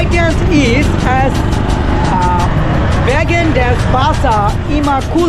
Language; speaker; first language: German; non-native, learner; Bangla